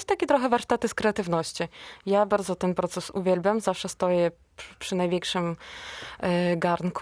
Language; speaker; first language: Polish; non-native, fluent; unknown